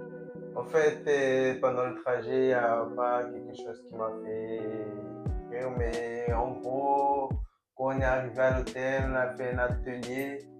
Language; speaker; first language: French; non-native, local second language; Comorian